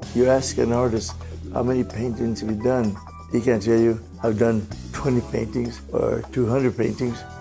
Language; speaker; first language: English; native; English